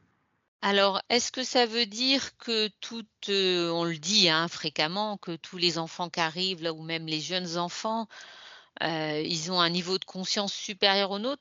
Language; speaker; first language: French; native; French